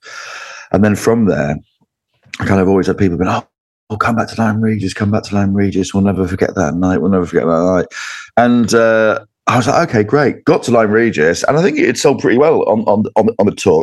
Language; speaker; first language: English; native; English